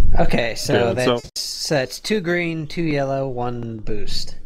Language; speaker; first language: English; native; English